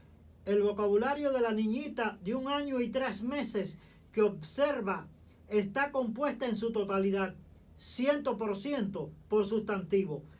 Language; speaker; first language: Spanish; native; Spanish